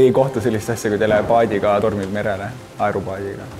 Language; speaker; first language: Estonian; native; Estonian